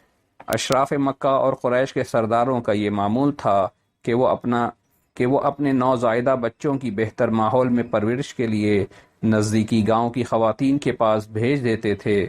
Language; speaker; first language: Urdu; native; Urdu